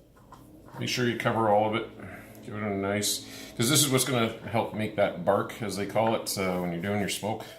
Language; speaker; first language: English; native; English